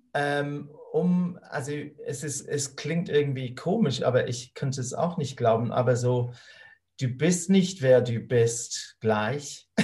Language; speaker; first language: German; non-native, fluent; English